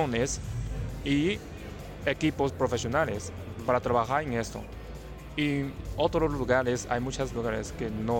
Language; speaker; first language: Spanish; non-native, learner; Chinese